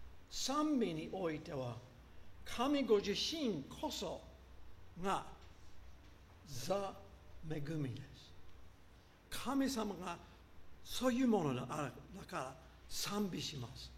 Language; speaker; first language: Japanese; non-native, fluent; English